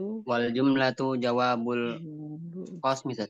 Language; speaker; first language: Arabic; non-native, learner; Indonesian